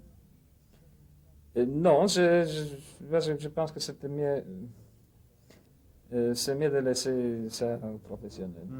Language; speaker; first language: French; non-native, fluent; Polish